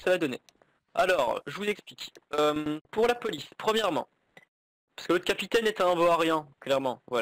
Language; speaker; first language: French; native; French